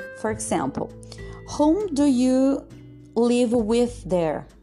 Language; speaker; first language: English; non-native, fluent; Portuguese